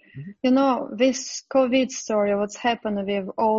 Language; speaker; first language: English; non-native, fluent; Russian